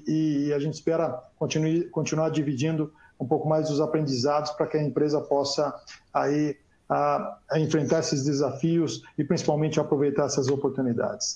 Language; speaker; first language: Portuguese; native; Portuguese